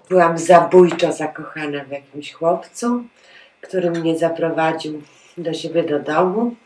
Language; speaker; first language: Polish; native; Polish